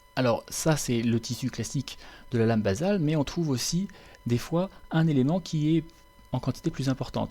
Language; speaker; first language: French; native; French